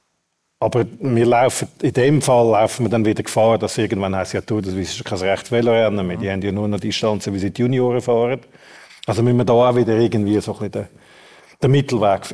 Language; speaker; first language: German; native; German